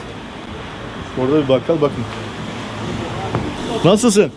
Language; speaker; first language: Turkish; native; Turkish